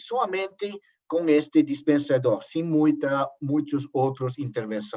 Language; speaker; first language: Portuguese; non-native, learner; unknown